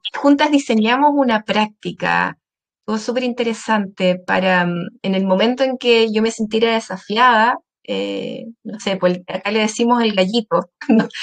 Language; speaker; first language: Spanish; native; Spanish